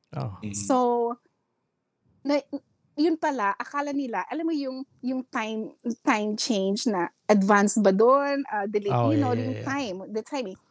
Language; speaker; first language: English; non-native, local second language; Filipino